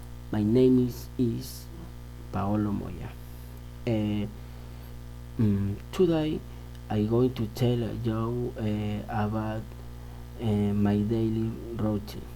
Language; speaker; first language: English; non-native, learner; Spanish